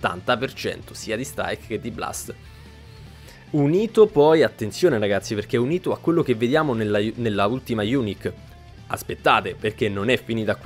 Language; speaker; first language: Italian; native; Italian